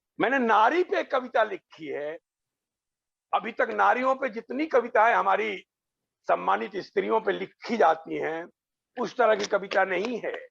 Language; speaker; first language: Hindi; non-native, local second language; Bhojpuri